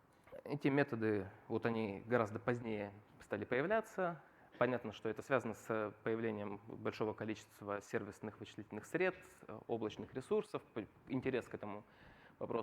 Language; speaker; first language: Russian; native; Russian